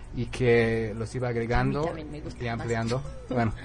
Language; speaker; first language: Spanish; non-native, fluent; English